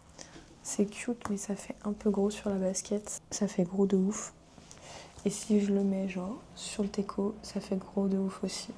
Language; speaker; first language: French; native; French